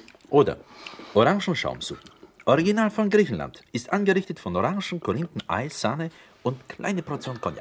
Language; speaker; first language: German; non-native, fluent; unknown